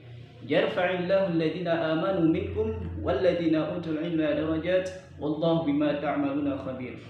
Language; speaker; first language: Arabic; non-native, fluent; Indonesian